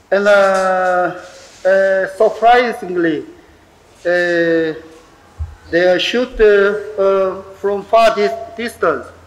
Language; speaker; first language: English; non-native, learner; Korean